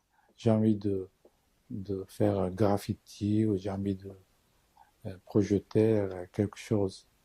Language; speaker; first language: French; non-native, fluent; Japanese